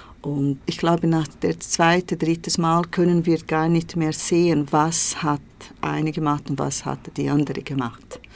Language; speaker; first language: German; non-native, learner; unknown